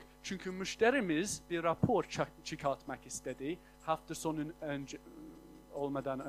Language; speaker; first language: Turkish; non-native, fluent; English